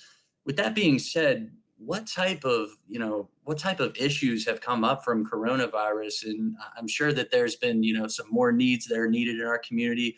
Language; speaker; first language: English; native; English